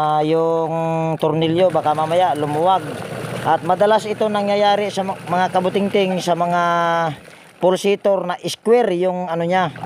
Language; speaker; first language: Filipino; native; Filipino